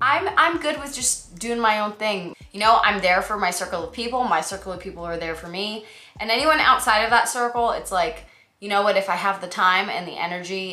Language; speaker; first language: English; native; English